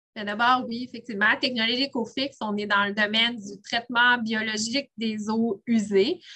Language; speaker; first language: French; native; French